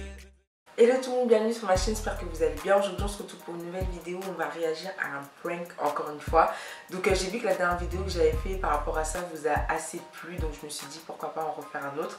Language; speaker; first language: French; native; French